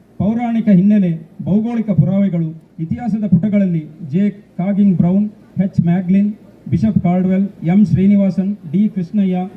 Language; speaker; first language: Kannada; non-native, local second language; Kodava